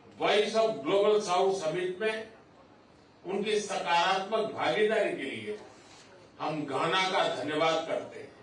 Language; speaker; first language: Hindi; non-native, local second language; Gujarati